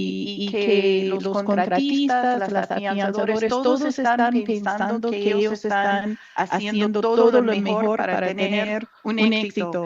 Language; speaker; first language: Spanish; non-native, fluent; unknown